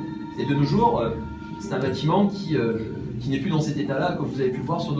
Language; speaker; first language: French; native; French